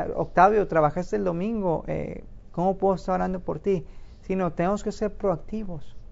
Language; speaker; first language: Spanish; native; Spanish